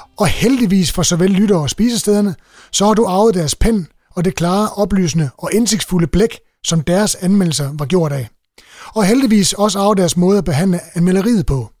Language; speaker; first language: Danish; native; Danish